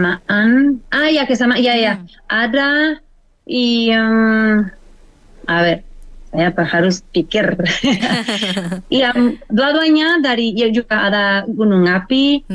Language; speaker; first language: Indonesian; non-native, learner; Spanish